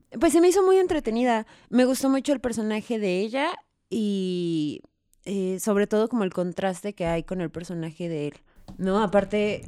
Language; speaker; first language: Spanish; native; Spanish